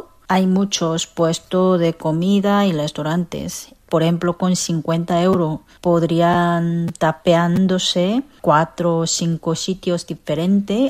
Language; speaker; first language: Spanish; non-native, learner; Korean